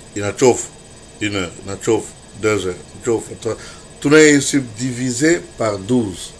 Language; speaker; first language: French; non-native, local second language; Swahili